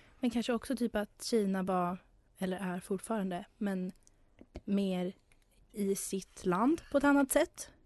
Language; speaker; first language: Swedish; native; Swedish